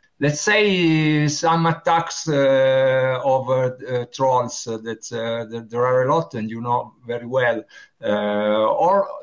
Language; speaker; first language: English; non-native, learner; Italian